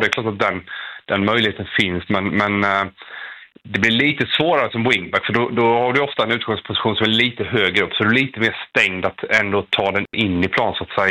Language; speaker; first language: Swedish; native; Swedish